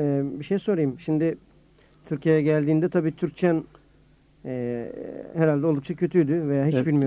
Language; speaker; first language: Turkish; native; Turkish